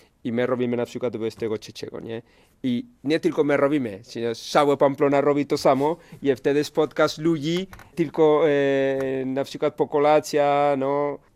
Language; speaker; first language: Polish; non-native, learner; Spanish